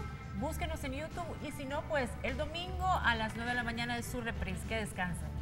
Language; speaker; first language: Spanish; native; Spanish